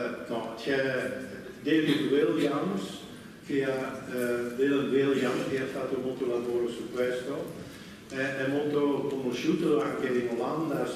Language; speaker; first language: Italian; non-native, fluent; Dutch